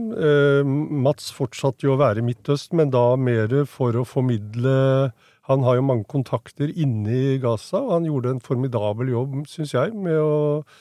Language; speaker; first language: Norwegian; native; Norwegian